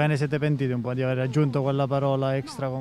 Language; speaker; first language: Italian; native; Italian